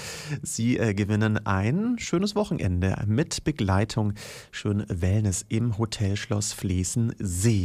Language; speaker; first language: German; native; German